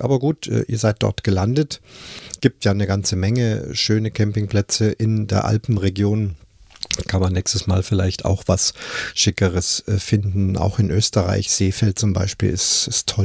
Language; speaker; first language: German; native; German